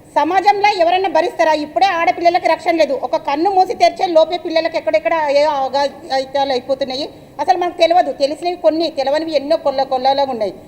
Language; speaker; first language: Telugu; native; Telugu